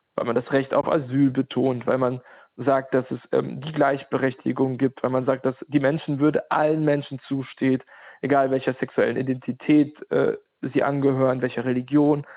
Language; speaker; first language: German; non-native, fluent; Ukrainian